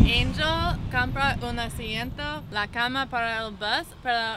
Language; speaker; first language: Spanish; non-native, learner; English